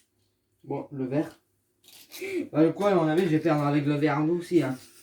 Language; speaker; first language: French; native; French